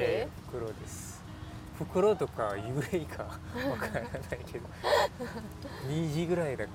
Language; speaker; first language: Japanese; non-native, learner; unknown